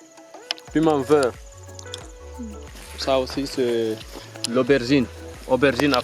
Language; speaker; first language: French; non-native, local second language; Fula